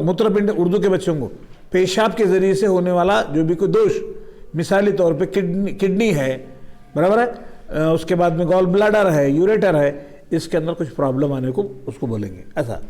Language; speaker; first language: Hindi; non-native, local second language; Marathi